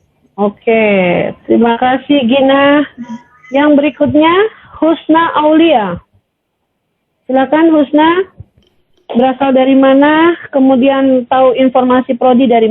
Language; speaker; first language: Indonesian; native; Indonesian